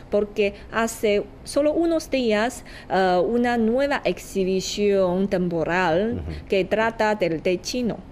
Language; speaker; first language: Spanish; non-native, fluent; Chinese